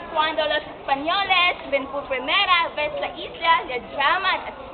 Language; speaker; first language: Spanish; non-native, learner; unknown